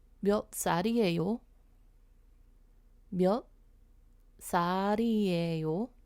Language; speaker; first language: Korean; non-native, fluent; English